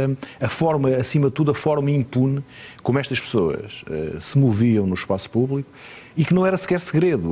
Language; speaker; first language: Portuguese; native; Portuguese